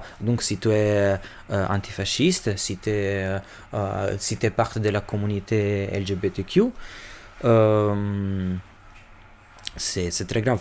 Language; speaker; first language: French; non-native, fluent; Albanian